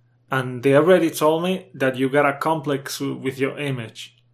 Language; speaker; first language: English; non-native, fluent; Spanish